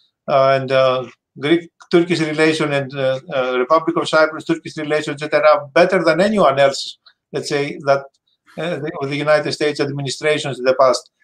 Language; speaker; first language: English; non-native, fluent; Greek